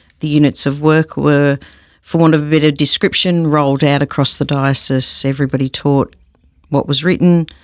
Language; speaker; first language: English; native; English